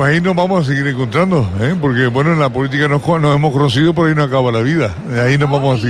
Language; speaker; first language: Spanish; native; Spanish